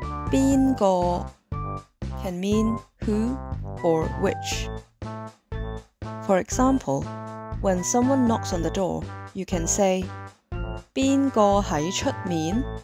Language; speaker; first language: English; non-native, local second language; Cantonese